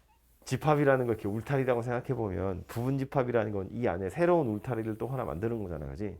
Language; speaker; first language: Korean; native; Korean